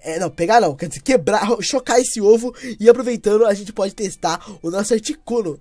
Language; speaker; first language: Portuguese; native; Portuguese